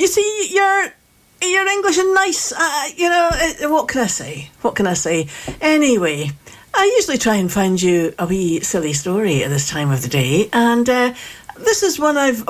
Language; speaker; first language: English; native; English